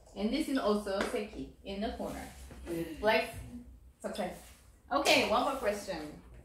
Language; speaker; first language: English; non-native, fluent; Korean